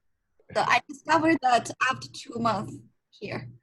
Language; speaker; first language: English; non-native, learner; Chinese